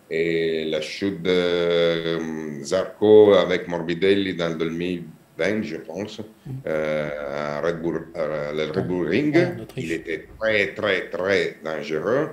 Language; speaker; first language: French; non-native, learner; Italian